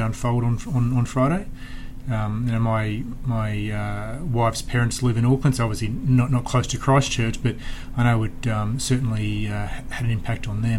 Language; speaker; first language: English; native; English